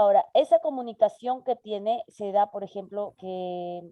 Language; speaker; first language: Spanish; native; Spanish